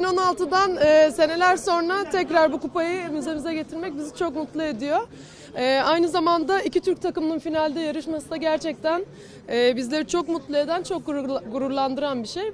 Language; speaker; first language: Turkish; native; Turkish